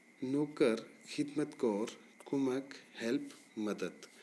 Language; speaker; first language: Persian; non-native, fluent; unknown